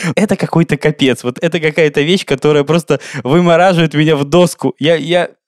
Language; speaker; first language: Russian; native; Russian